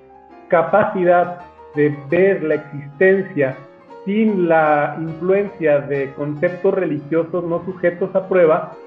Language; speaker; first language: Spanish; native; Spanish